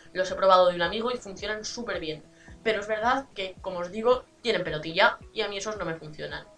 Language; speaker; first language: Spanish; native; Spanish